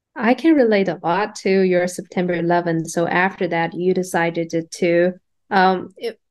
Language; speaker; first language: English; non-native, fluent; Chinese